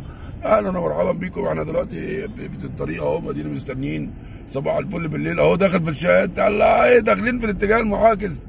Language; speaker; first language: Arabic; native; Arabic